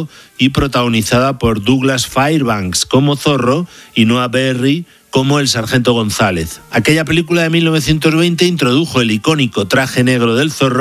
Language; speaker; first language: Spanish; native; Spanish